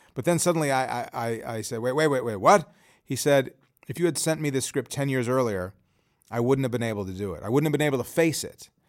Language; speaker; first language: English; native; English